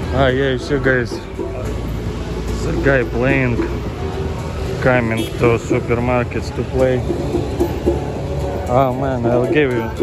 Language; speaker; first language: English; non-native, fluent; Russian